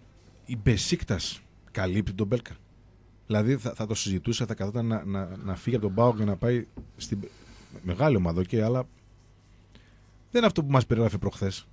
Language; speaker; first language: Greek; native; Greek